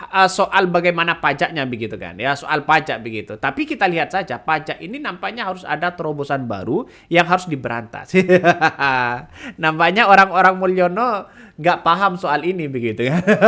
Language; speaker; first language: Indonesian; native; Indonesian